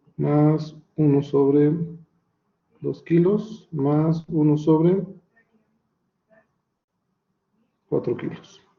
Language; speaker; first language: Spanish; native; Spanish